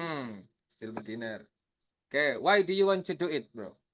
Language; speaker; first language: English; non-native, fluent; Indonesian